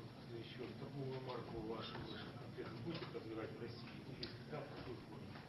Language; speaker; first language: Russian; native; Russian